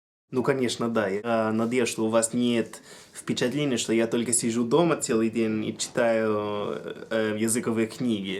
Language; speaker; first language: Russian; non-native, fluent; English